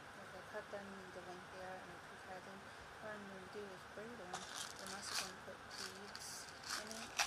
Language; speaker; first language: English; native; English